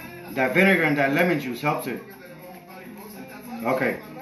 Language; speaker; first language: English; early bilingual, other home language; Spanish